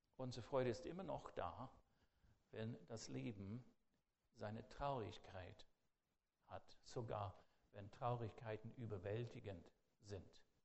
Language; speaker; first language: German; non-native, fluent; English